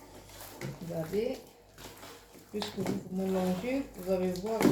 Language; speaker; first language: French; non-native, fluent; Arabic